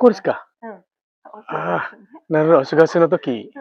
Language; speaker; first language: Japanese; non-native, fluent; Indonesian